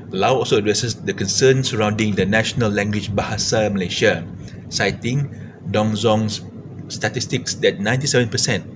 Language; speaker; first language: English; non-native, local second language; Malay